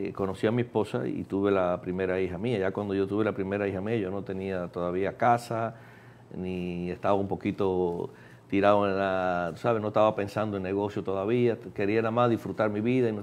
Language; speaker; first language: Spanish; native; Spanish